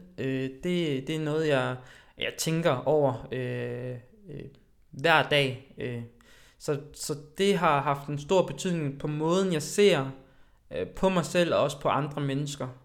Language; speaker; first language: Danish; early bilingual, other home language; Haitian Creole